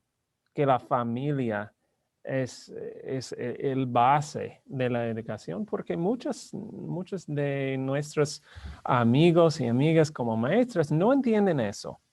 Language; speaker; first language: Spanish; non-native, learner; English